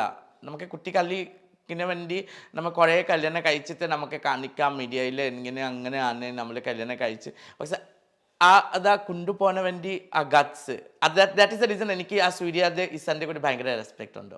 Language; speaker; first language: Malayalam; non-native, fluent; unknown